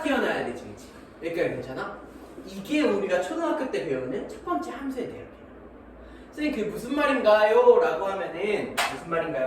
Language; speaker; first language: Korean; native; Korean